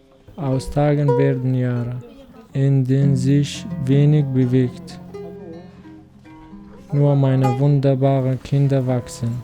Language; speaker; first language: German; non-native, learner; Arabic